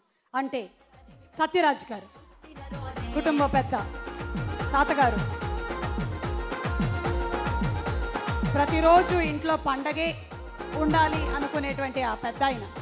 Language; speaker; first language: Telugu; native; Telugu